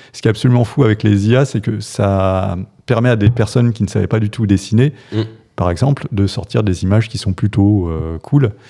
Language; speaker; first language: French; native; French